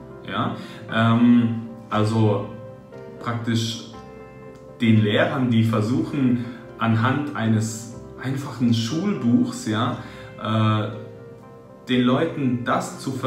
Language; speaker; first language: German; early bilingual, other home language; Russian